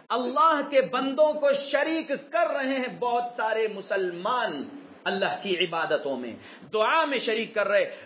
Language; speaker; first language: Urdu; native; Urdu